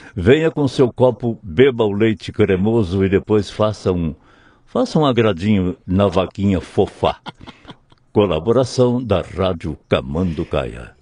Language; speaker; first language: Portuguese; native; Portuguese